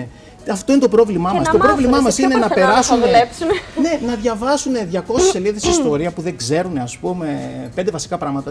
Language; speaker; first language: Greek; native; Greek